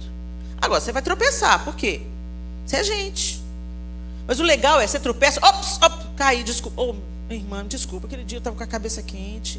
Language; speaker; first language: Portuguese; native; Portuguese